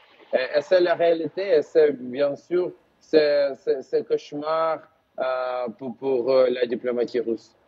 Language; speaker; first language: French; non-native, learner; Ukrainian